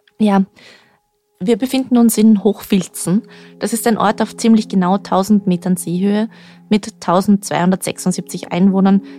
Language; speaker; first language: German; native; German